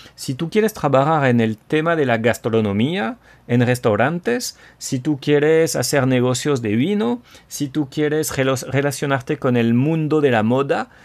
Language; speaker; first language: Spanish; non-native, fluent; French